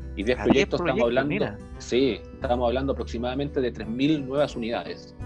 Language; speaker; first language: Spanish; native; Spanish